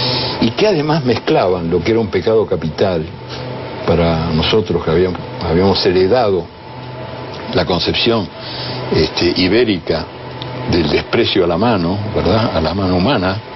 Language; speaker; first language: Spanish; native; Spanish